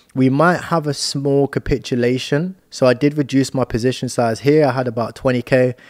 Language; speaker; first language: English; native; English